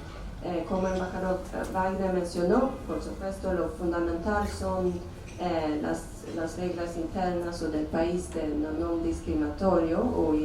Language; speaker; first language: Spanish; non-native, fluent; Swedish